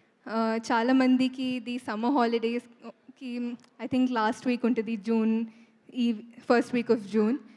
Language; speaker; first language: Telugu; non-native, fluent; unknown